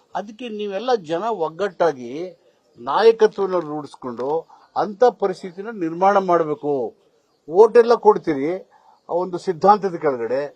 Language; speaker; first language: Kannada; native; Kannada